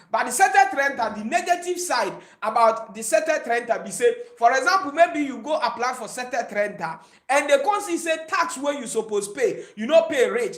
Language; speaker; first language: Nigerian Pidgin; native; Nigerian Pidgin